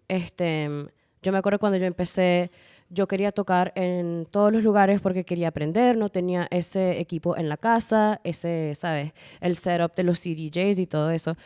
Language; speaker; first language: Spanish; early bilingual, heritage; Spanish